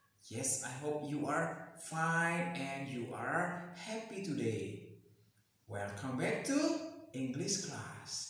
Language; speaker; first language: English; non-native, fluent; Indonesian